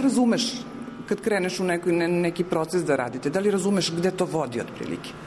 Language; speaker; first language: Serbian; native; Serbian